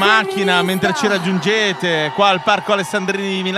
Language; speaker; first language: Italian; native; Italian